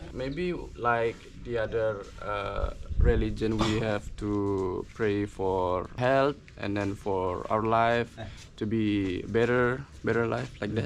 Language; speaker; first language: English; non-native, learner; Balinese